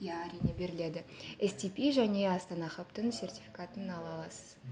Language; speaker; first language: Kazakh; non-native, local second language; Russian